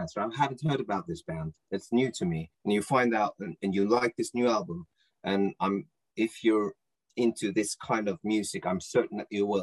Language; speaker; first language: English; non-native, fluent; Norwegian